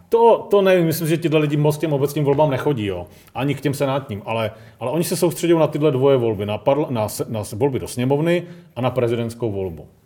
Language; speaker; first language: Czech; early bilingual, other home language; Greek